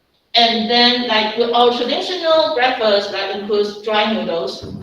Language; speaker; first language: English; non-native, fluent; Chinese